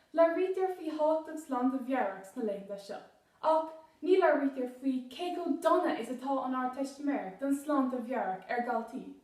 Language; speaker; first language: Irish; non-native, local second language; English